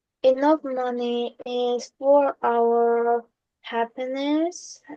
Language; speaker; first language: English; non-native, learner; Korean